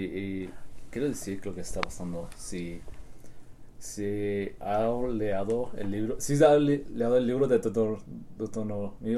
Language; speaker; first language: Spanish; early bilingual, heritage; Spanish